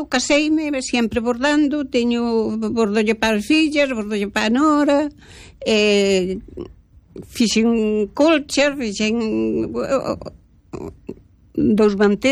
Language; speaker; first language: Galician; native; Galician